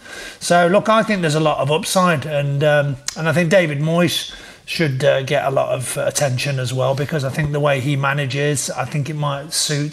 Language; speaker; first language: English; native; English